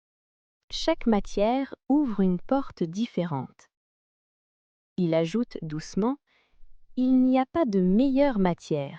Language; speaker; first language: French; non-native, local second language; Arabic